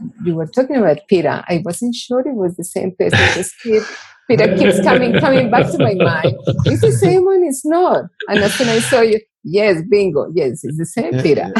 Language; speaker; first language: English; non-native, fluent; Spanish